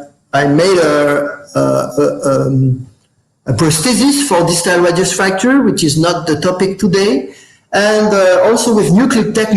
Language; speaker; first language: English; non-native, fluent; French